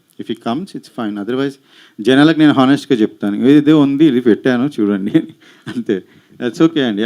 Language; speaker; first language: Telugu; native; Telugu